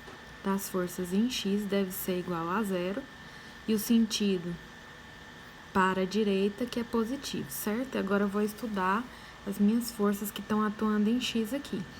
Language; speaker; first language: Portuguese; native; Portuguese